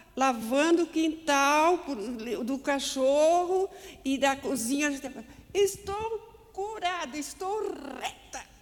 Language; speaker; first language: Portuguese; native; Portuguese